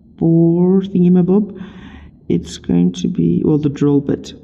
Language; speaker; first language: English; non-native, local second language; Afrikaans